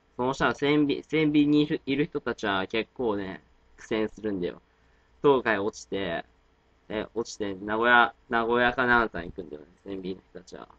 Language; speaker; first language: Japanese; native; Japanese